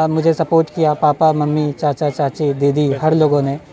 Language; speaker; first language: Hindi; native; Hindi